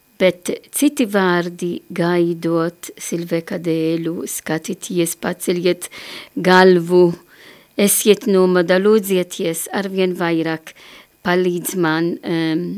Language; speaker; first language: Latvian; non-native, learner; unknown